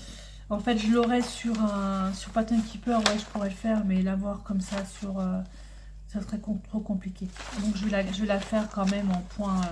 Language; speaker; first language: French; native; French